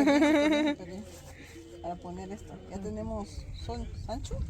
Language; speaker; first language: Spanish; native; Spanish